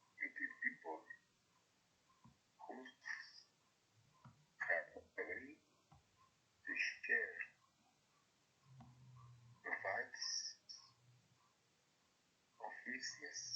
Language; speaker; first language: English; non-native, learner; Spanish